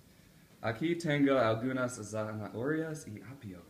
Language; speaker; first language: Spanish; non-native, learner; English